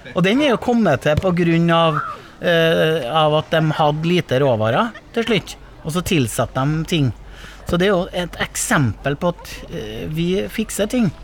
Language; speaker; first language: Norwegian; native; Norwegian